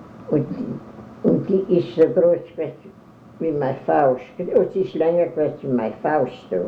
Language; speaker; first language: German; early bilingual, heritage; German